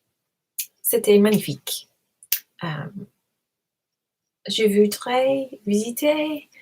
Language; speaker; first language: French; non-native, learner; English